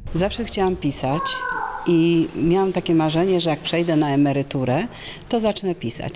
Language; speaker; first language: Polish; native; Polish